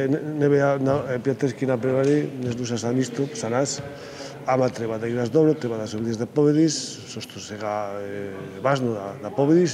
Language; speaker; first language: Macedonian; non-native, learner; Spanish